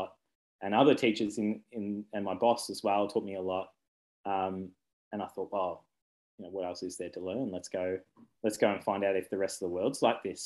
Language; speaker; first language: English; native; English